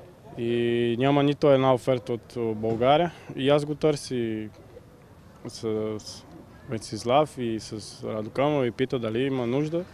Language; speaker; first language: Bulgarian; non-native, learner; Portuguese